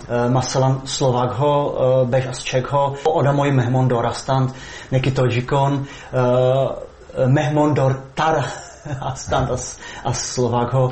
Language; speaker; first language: Persian; non-native, fluent; Czech